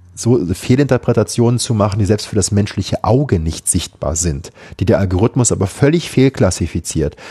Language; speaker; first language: German; native; German